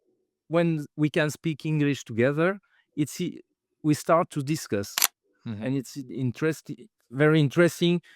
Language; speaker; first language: English; non-native, fluent; French